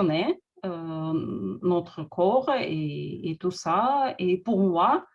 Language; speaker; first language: French; non-native, learner; Russian